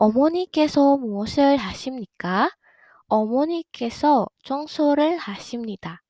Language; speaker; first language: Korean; non-native, fluent; Indonesian